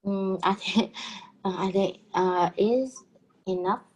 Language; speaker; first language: English; non-native, learner; Vietnamese